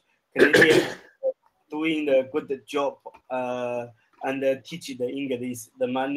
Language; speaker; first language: English; non-native, learner; Chinese